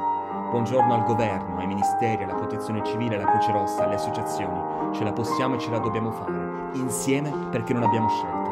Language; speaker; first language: Italian; native; Italian